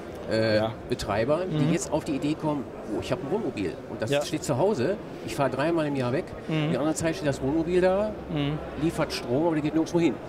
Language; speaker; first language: German; native; German